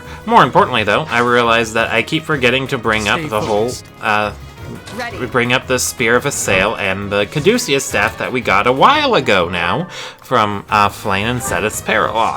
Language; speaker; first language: English; native; English